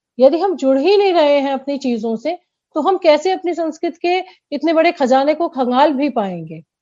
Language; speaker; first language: Hindi; native; Hindi